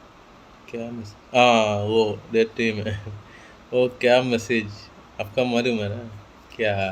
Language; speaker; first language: Hindi; non-native, local second language; Malayalam